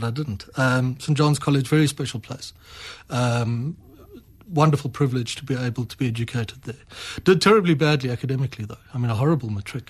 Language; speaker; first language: English; native; English